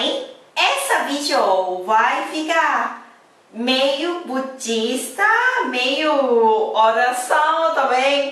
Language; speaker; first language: Portuguese; non-native, fluent; Thai